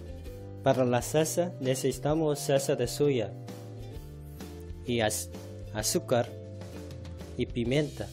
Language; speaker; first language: Spanish; non-native, fluent; Korean